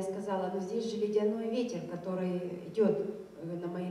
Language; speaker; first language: Russian; native; Russian